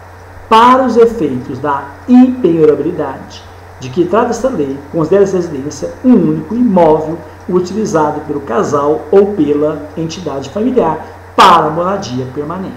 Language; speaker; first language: Portuguese; native; Portuguese